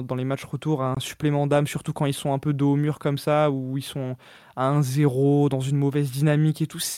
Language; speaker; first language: French; native; French